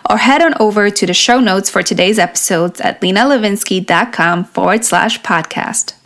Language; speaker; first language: English; non-native, fluent; Polish